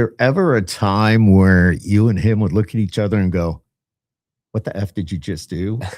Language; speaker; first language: English; native; English